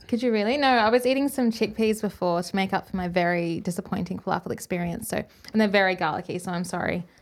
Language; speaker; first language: English; native; English